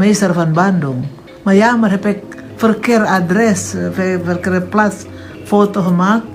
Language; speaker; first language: Dutch; non-native, fluent; Indonesian